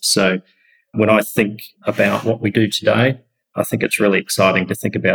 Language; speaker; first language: English; native; English